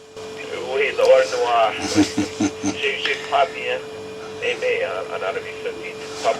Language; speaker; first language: French; non-native, fluent; English